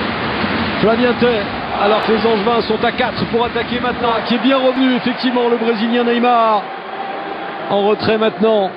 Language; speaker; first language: French; native; French